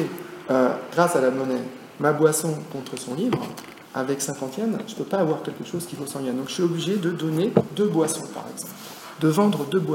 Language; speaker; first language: French; native; French